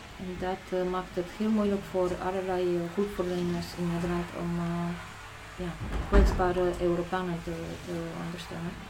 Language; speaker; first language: Dutch; non-native, fluent; Polish